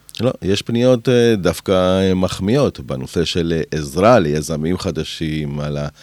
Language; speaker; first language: Hebrew; early bilingual, other home language; Spanish